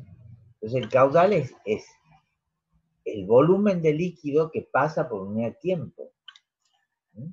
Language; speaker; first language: Spanish; native; Spanish